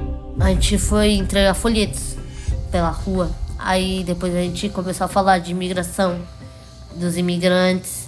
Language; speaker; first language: Portuguese; early bilingual, other home language; Spanish